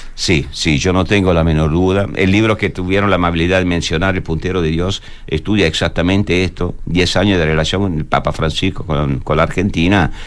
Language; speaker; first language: Spanish; non-native, fluent; Italian